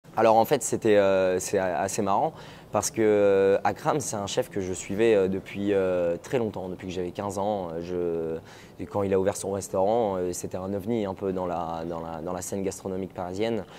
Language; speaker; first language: French; native; French